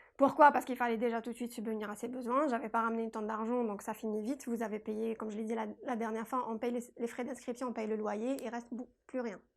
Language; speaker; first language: French; non-native, local second language; Kabyle